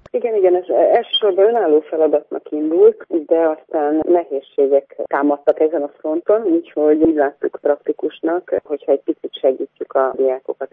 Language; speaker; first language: Hungarian; native; Hungarian